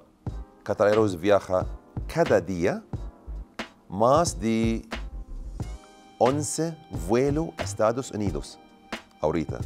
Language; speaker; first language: Spanish; non-native, learner; Arabic